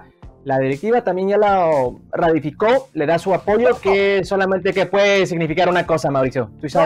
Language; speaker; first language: Spanish; native; Spanish